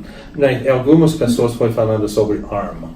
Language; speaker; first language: Portuguese; non-native, learner; English